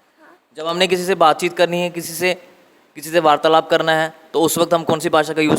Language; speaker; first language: Hindi; native; Hindi